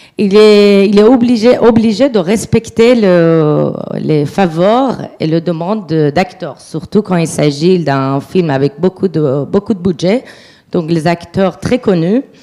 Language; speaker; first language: French; non-native, fluent; Persian